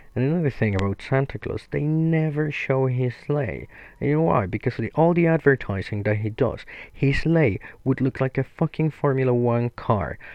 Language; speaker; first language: English; non-native, fluent; Spanish